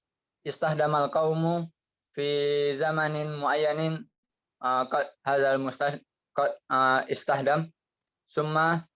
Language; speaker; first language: Arabic; non-native, learner; Indonesian